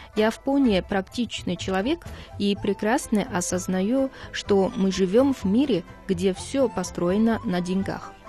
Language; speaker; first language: Russian; non-native, fluent; Chinese